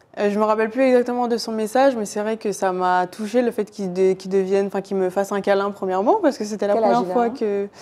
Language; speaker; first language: French; native; French